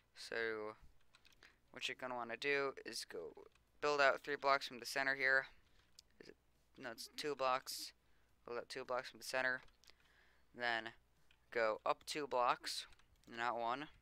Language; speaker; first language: English; native; English